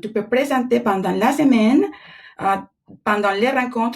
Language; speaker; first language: French; non-native, fluent; Spanish